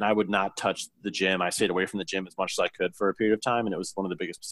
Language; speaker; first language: English; native; English